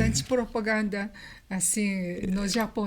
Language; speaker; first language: Portuguese; non-native, learner; Japanese